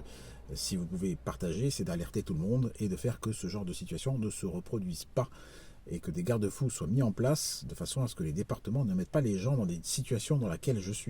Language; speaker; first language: French; native; French